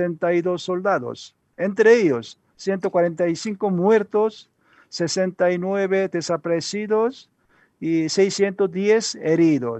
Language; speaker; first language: Spanish; non-native, learner; Korean